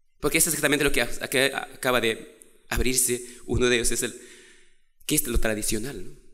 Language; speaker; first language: Spanish; non-native, local second language; Quechua